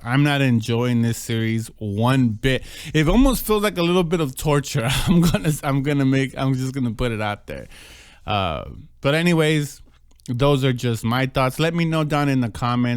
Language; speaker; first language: English; native; English